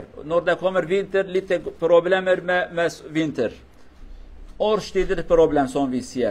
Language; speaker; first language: Norwegian; non-native, learner; Kurdish